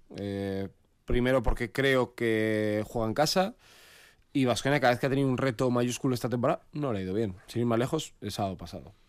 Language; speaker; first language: Spanish; native; Spanish